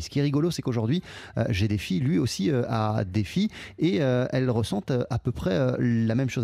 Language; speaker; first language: French; native; French